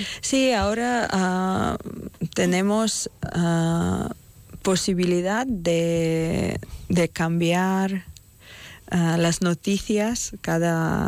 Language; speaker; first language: Spanish; non-native, fluent; Ukrainian